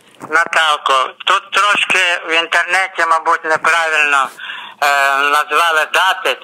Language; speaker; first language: Ukrainian; native; Ukrainian